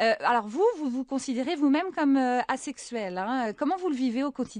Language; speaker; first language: French; native; French